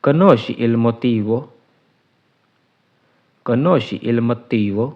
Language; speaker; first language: Italian; non-native, learner; Urdu